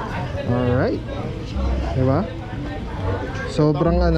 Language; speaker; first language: Filipino; native; Filipino